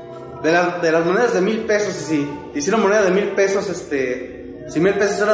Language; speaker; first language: Spanish; native; Spanish